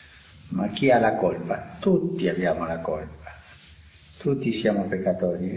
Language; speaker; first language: Italian; non-native, fluent; Spanish